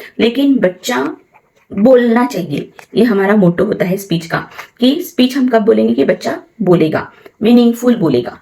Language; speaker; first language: Hindi; non-native, local second language; Marathi